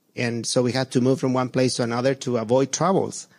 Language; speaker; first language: English; non-native, fluent; Spanish